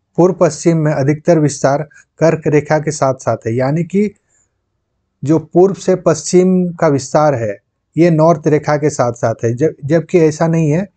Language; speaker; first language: Hindi; non-native, local second language; Santali